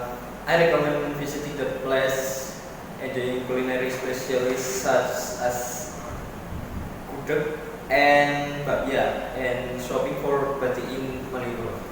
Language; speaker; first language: English; non-native, learner; Indonesian